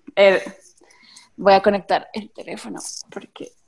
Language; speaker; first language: Spanish; native; Spanish